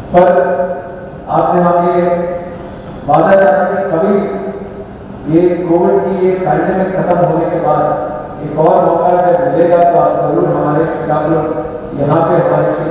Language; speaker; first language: Hindi; non-native, local second language; Telugu